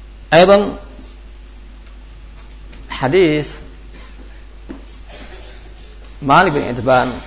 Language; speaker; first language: Arabic; non-native, fluent; Indonesian